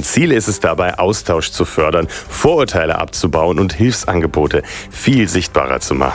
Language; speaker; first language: German; native; German